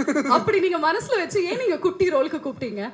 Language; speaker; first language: Tamil; native; Tamil